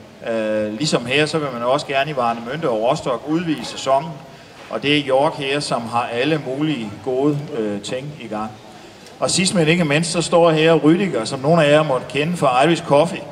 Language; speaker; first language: Danish; native; Danish